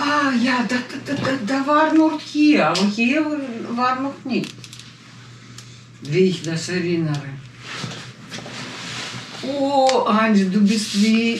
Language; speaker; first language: German; non-native, learner; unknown